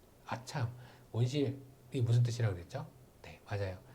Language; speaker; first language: Korean; native; Korean